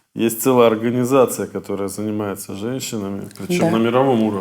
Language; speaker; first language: Russian; native; Russian